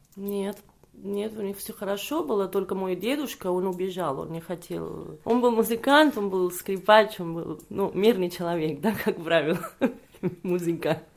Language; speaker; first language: Russian; non-native, fluent; Catalan